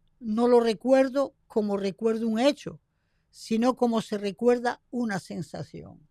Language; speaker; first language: Spanish; non-native, fluent; French